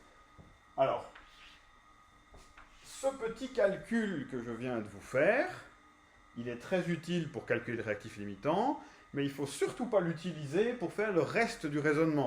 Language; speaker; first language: French; native; French